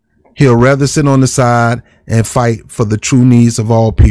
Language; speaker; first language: English; native; English